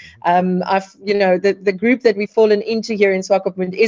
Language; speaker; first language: English; non-native, local second language; Afrikaans